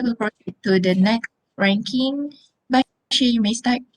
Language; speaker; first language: English; non-native, local second language; Malay